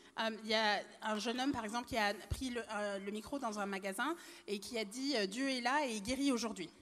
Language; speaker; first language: French; native; French